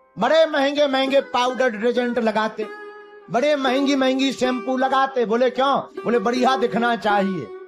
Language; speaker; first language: Hindi; native; Hindi